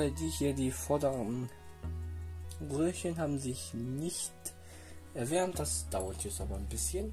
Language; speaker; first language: German; non-native, fluent; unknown